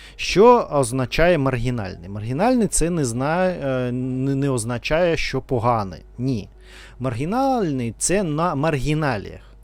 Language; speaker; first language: Ukrainian; non-native, local second language; Russian